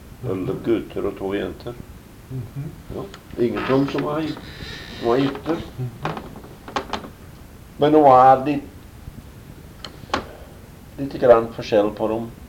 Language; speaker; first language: Norwegian; early bilingual, heritage; Norwegian